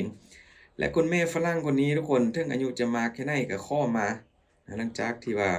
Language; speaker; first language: Thai; non-native, local second language; Northeastern Thai